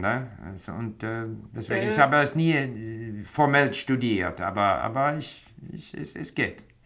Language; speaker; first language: German; non-native, fluent; English